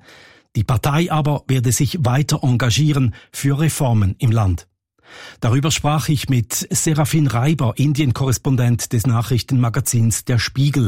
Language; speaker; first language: German; native; German